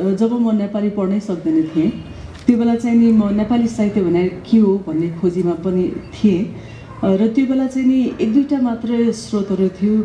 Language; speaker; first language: Nepali; native; Nepali